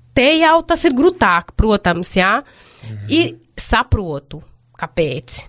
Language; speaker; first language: Latvian; non-native, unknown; Portuguese